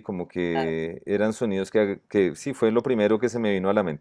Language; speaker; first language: Spanish; native; Spanish